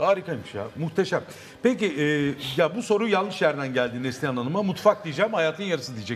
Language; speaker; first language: Turkish; native; Turkish